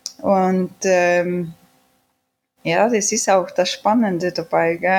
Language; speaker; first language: German; non-native, fluent; Swedish